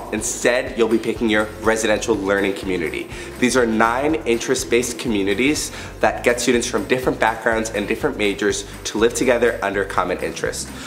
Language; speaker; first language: English; native; English